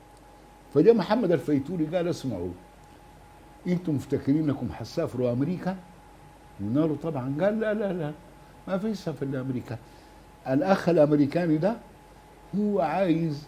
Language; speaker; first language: Arabic; native; Arabic